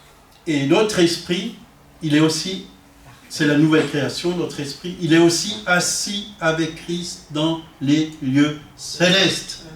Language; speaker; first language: French; native; French